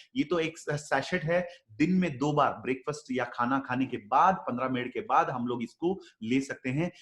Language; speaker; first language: Hindi; non-native, local second language; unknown